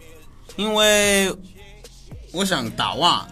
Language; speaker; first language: Chinese; non-native, fluent; English